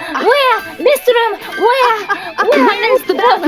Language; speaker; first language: English; non-native, learner; Japanese